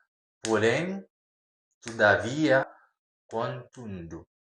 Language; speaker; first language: Portuguese; non-native, learner; Haitian Creole